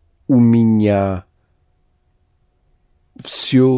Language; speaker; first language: Russian; non-native, learner; English